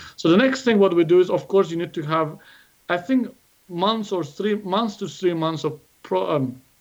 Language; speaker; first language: English; non-native, fluent; Azerbaijani